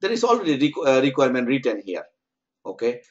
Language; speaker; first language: English; non-native, local second language; Bangla